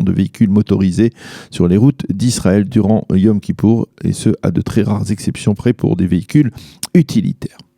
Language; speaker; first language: French; native; French